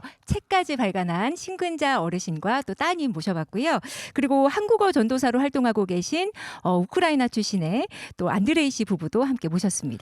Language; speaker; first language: Korean; native; Korean